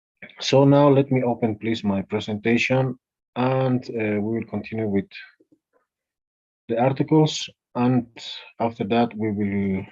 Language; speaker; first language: English; non-native, fluent; Spanish